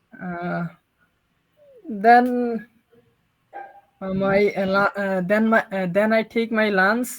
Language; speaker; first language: English; non-native, learner; Bangla